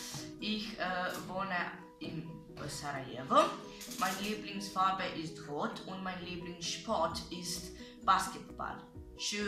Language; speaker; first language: German; non-native, learner; Bosnian